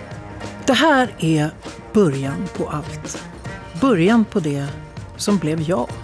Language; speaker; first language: Swedish; native; Swedish